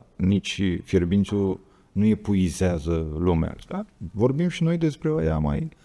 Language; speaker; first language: Romanian; native; Romanian